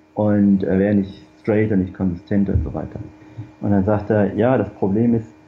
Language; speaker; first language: German; early bilingual, other home language; Korean